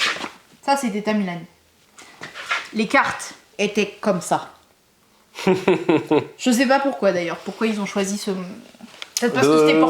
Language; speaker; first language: French; native; French